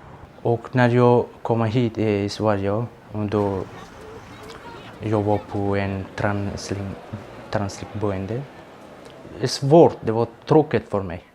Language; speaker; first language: Swedish; non-native, learner; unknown